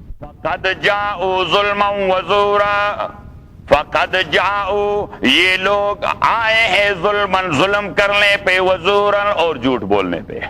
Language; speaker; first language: Urdu; non-native, local second language; Pashto